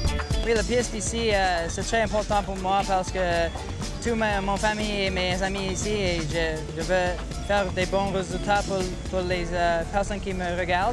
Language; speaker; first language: French; non-native, learner; English